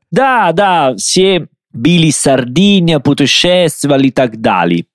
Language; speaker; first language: Russian; non-native, learner; Italian